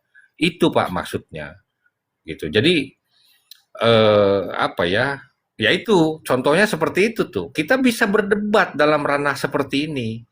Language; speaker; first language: Indonesian; native; Indonesian